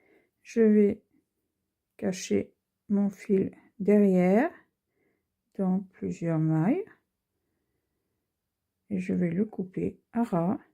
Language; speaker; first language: French; native; French